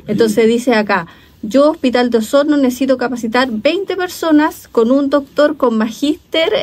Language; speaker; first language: Spanish; native; Spanish